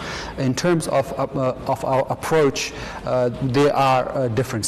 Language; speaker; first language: English; non-native, fluent; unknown